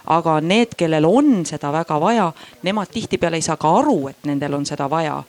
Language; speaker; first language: Estonian; native; Estonian